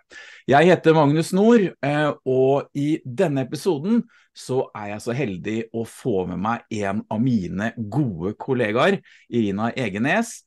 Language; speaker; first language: Norwegian; native; Norwegian